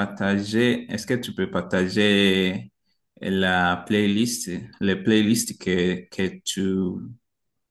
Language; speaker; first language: French; non-native, learner; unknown